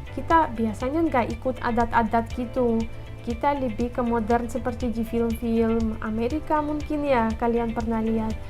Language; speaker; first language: Indonesian; non-native, fluent; Russian